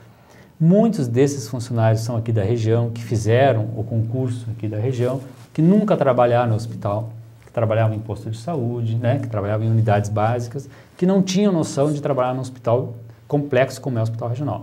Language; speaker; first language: Portuguese; native; Portuguese